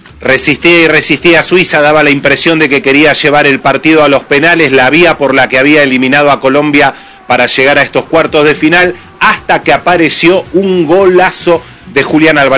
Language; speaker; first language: Spanish; native; Spanish